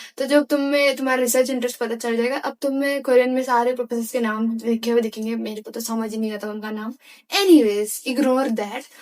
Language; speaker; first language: Hindi; non-native, local second language; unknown